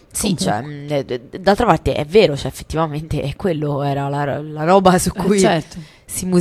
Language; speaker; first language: Italian; native; Italian